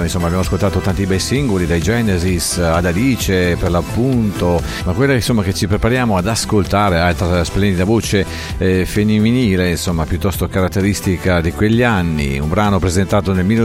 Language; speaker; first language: Italian; native; Italian